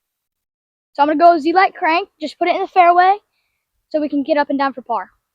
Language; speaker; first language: English; native; English